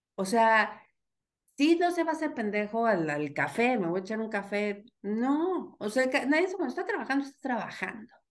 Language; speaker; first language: Spanish; native; Spanish